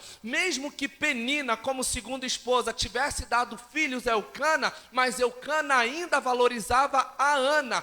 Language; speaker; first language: Portuguese; native; Portuguese